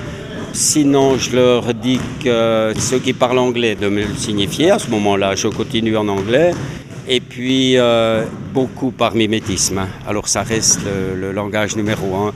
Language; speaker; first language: French; native; French